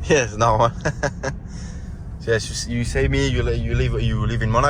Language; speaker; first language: English; non-native, learner; French